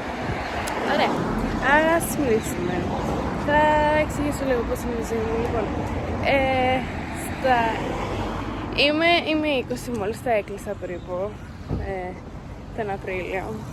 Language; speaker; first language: Greek; early bilingual, heritage; Greek